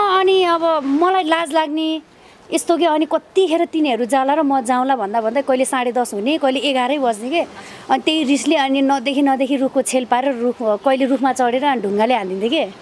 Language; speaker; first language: Nepali; non-native, local second language; Eastern Tamang